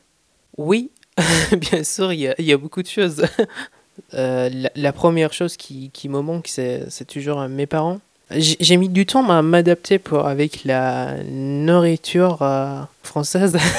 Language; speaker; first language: French; non-native, fluent; Persian